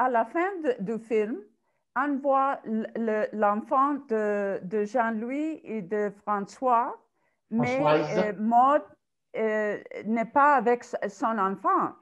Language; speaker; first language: French; non-native, learner; Spanish